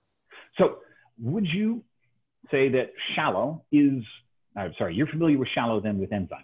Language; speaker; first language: English; native; English